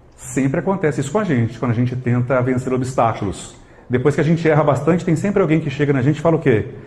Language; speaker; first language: Portuguese; native; Portuguese